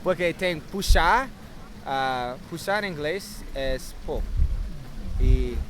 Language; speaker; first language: Portuguese; non-native, learner; English